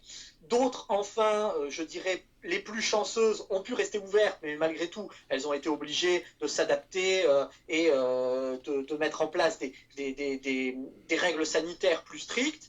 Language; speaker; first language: French; native; French